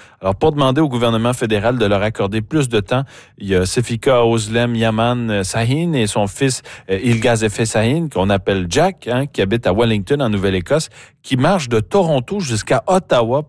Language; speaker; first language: French; native; French